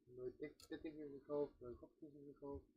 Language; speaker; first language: German; native; German